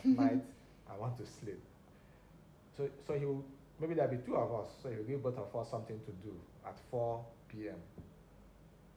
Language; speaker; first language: English; non-native, local second language; Igbo